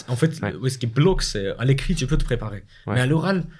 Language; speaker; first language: French; non-native, fluent; Russian